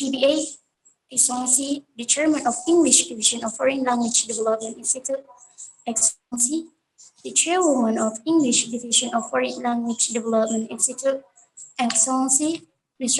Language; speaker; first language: English; non-native, learner; Indonesian